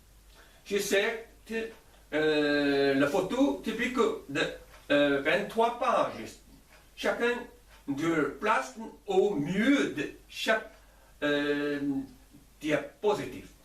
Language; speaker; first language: French; non-native, learner; Chinese